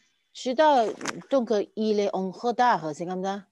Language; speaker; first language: French; non-native, learner; Chinese